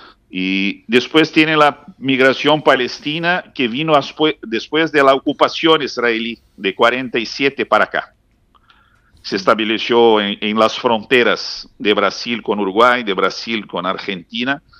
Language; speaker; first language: Spanish; non-native, fluent; Portuguese